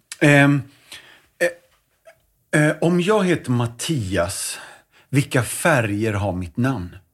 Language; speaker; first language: Swedish; native; Swedish